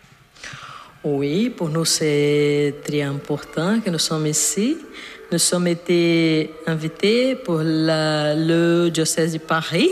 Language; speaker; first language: French; non-native, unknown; Portuguese